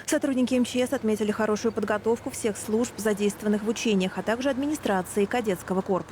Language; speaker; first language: Russian; native; Russian